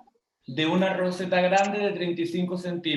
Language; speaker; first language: Spanish; native; Spanish